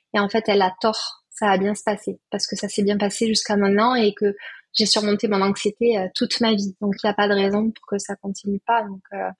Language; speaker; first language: French; native; French